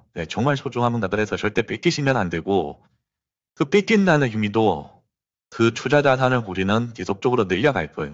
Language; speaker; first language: Korean; native; Korean